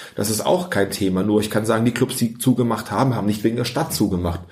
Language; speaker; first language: German; early bilingual, other home language; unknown